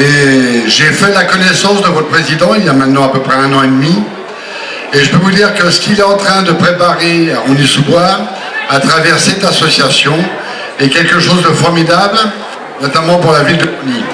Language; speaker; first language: French; native; French